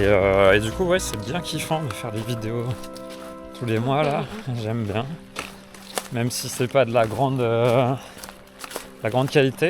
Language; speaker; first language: French; native; French